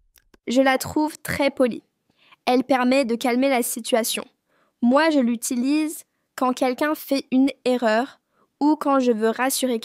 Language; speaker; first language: French; non-native, fluent; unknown